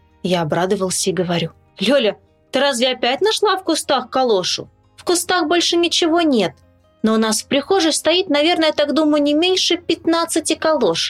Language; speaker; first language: Russian; native; Russian